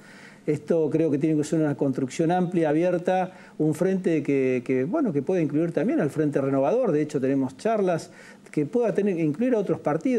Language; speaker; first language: Spanish; native; Spanish